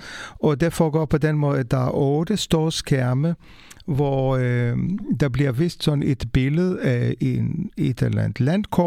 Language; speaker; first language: Danish; non-native, fluent; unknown